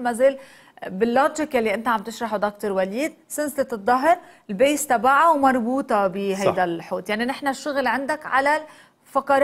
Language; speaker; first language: Arabic; native; Arabic